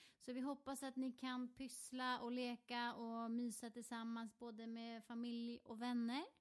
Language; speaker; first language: Swedish; non-native, learner; Spanish